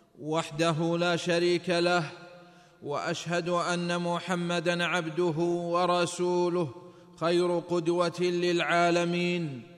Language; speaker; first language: Arabic; native; Arabic